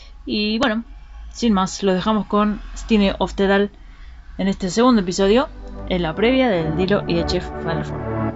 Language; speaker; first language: Spanish; native; Spanish